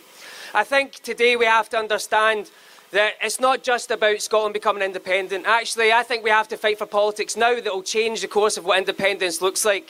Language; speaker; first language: English; native; English